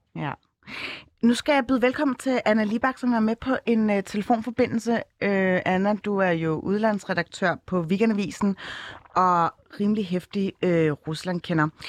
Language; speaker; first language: Danish; early bilingual, other home language; Arabic